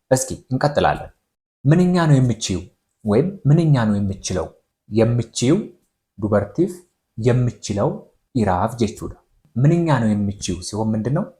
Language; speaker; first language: Amharic; non-native, local second language; Oromo